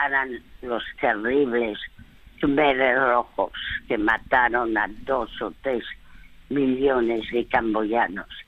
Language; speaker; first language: Spanish; early bilingual, other home language; French